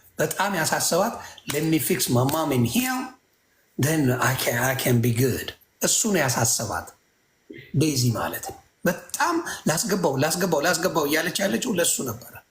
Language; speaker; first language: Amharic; non-native, local second language; Tigrinya